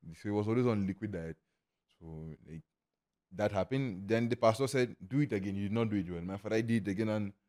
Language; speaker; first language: English; non-native, local second language; Igbo